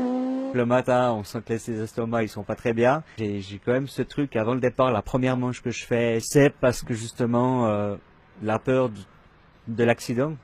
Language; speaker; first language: French; native; French